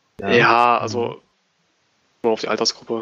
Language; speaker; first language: German; native; German